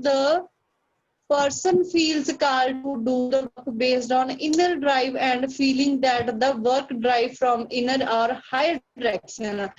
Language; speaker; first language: English; non-native, local second language; Punjabi